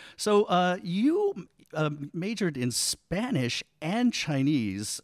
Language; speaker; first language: English; native; English